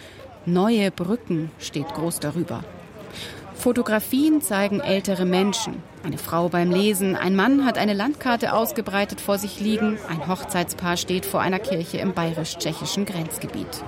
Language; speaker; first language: German; native; German